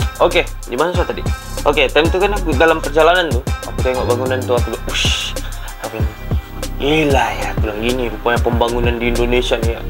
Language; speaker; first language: Malay; native; Malay